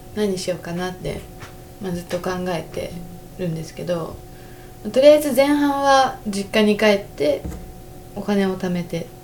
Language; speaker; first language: Japanese; early bilingual, other home language; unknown